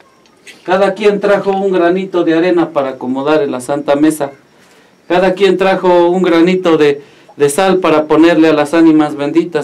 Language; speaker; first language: Spanish; native; Spanish